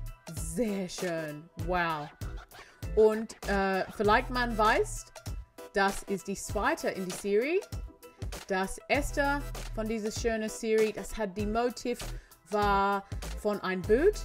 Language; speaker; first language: German; non-native, learner; English